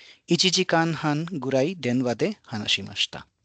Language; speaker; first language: Japanese; non-native, fluent; Hindi